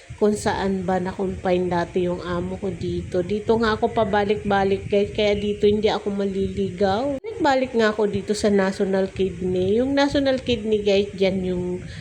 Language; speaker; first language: Filipino; non-native, local second language; Bikol